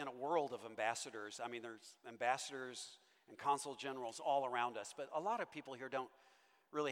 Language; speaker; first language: English; native; English